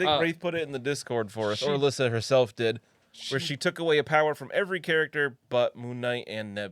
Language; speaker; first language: English; native; English